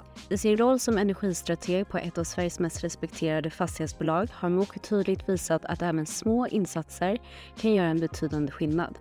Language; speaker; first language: Swedish; native; Swedish